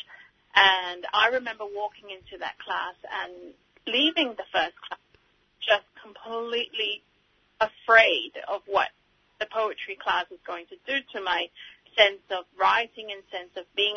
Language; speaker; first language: English; native; English